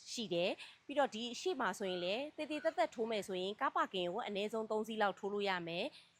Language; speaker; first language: Burmese; native; Burmese